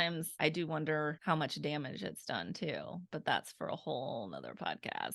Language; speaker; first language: English; native; English